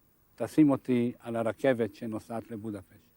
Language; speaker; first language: Hebrew; non-native, fluent; Hungarian